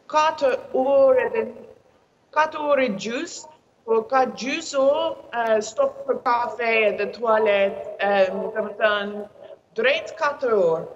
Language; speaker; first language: Albanian; non-native, learner; English